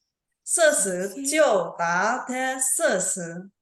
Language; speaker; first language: Chinese; non-native, fluent; Indonesian